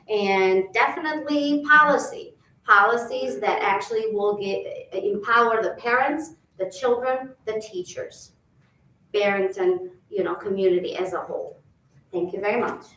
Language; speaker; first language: English; early bilingual, other home language; Albanian